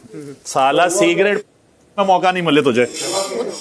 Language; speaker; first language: Hindi; native; Hindi